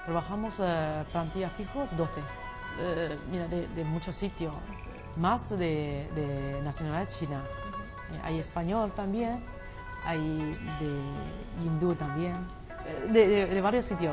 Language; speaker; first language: Spanish; non-native, learner; Chinese